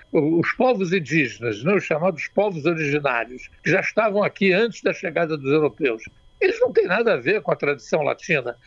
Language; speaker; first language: Portuguese; native; Portuguese